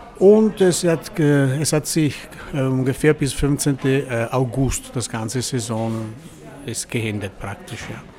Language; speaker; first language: German; non-native, fluent; Italian